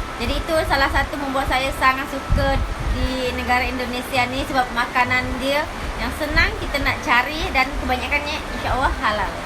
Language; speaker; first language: Malay; native; Malay